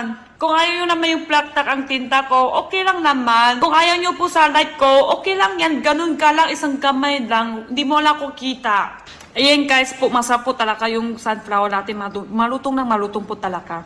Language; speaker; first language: Filipino; non-native, learner; Chinese